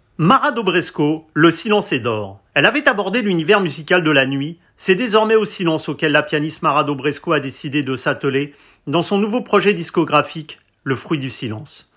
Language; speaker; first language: French; native; French